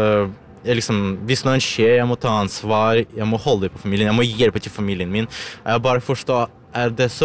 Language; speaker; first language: Norwegian; non-native, learner; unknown